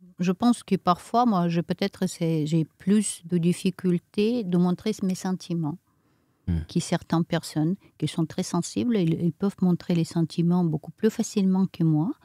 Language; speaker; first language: French; non-native, fluent; Romanian